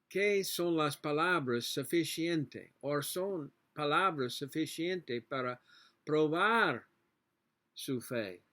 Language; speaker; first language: Spanish; non-native, learner; English